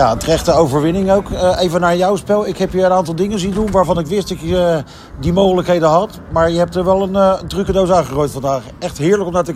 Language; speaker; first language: Dutch; native; Dutch